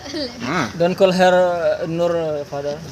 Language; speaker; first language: English; non-native, learner; Indonesian